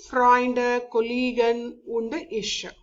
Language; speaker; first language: German; non-native, learner; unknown